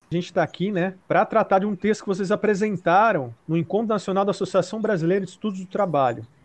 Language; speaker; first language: Portuguese; native; Portuguese